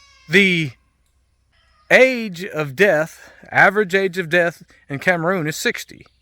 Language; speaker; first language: English; native; English